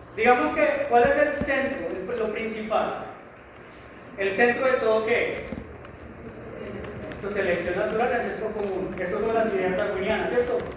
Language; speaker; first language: Spanish; native; Spanish